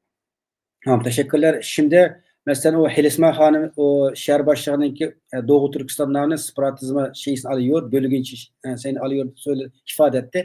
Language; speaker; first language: Turkish; non-native, learner; Uyghur